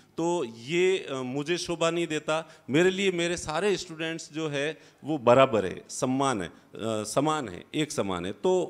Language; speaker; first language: Hindi; native; Hindi